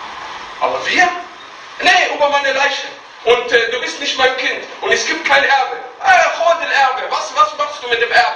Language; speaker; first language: German; non-native, fluent; Arabic